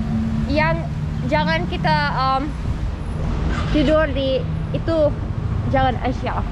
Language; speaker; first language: Indonesian; non-native, learner; English